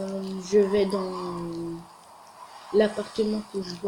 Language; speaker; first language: French; native; French